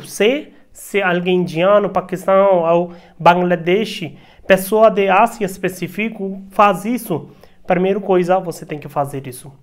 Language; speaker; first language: Portuguese; non-native, learner; Hindi